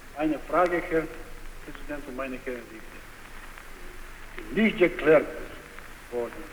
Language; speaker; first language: German; non-native, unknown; Bulgarian